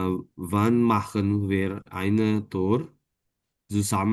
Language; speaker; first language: German; non-native, learner; Indonesian